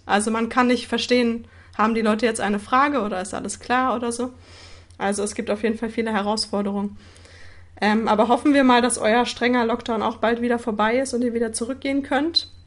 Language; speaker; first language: German; native; German